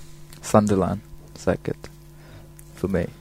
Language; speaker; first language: Swedish; non-native, fluent; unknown